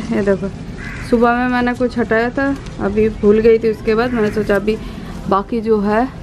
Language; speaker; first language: Hindi; non-native, local second language; Bangla